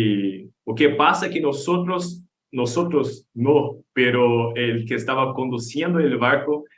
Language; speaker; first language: Spanish; non-native, learner; Portuguese